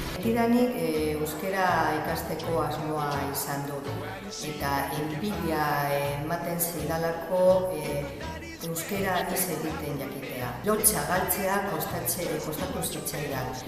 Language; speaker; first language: Basque; non-native, local second language; Spanish